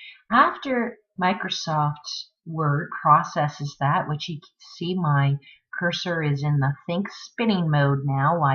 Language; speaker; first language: English; native; English